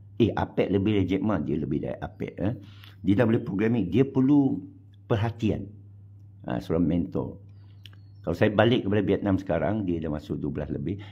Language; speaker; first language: Malay; non-native, local second language; Chinese